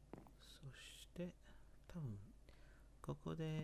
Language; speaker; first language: Japanese; non-native, learner; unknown